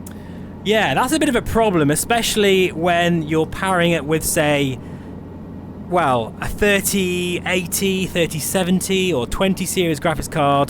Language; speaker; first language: English; native; English